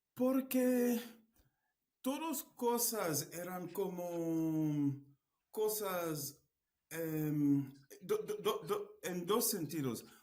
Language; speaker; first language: Spanish; non-native, fluent; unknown